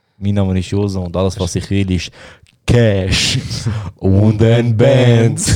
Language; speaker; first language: German; early bilingual, other home language; Bosnian